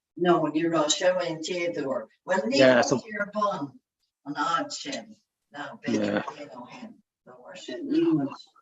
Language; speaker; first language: Irish; non-native, local second language; English